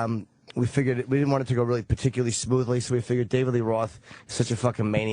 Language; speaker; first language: English; native; English